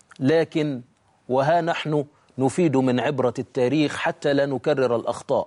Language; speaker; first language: Arabic; native; Arabic